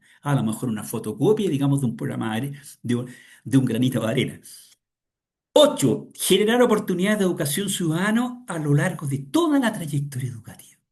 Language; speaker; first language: Spanish; native; Spanish